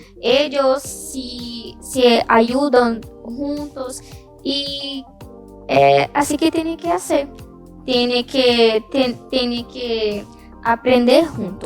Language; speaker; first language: Spanish; non-native, learner; Portuguese